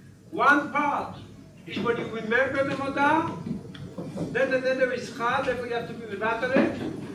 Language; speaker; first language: English; non-native, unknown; Hebrew